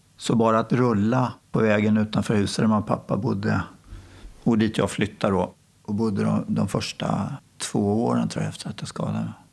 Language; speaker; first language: Swedish; native; Swedish